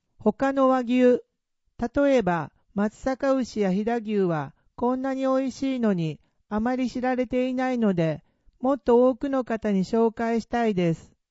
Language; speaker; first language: Japanese; non-native, fluent; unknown